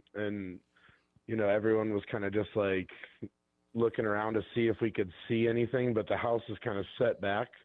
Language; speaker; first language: English; native; English